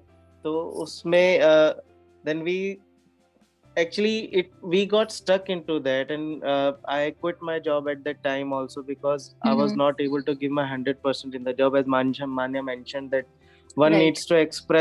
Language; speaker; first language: English; non-native, local second language; Hindi